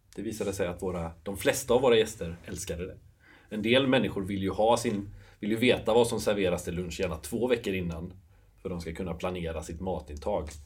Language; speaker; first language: Swedish; native; Swedish